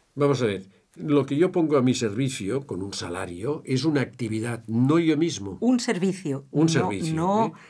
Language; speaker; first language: Spanish; native; Spanish